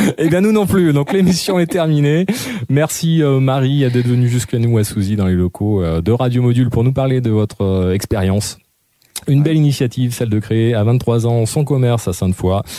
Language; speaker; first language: French; native; French